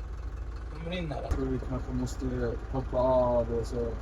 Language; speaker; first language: Swedish; early bilingual, other home language; Arabic